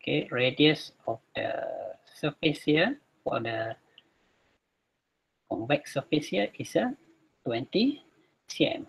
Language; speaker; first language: English; non-native, local second language; Malay